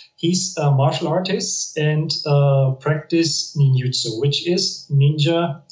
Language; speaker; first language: English; non-native, fluent; German